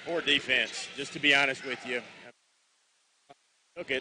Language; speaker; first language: English; native; English